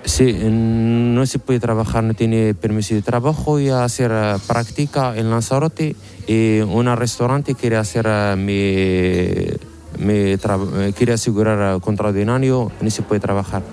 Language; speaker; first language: Spanish; non-native, learner; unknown